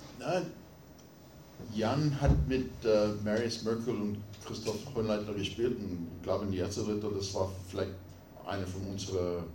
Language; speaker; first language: German; non-native, fluent; English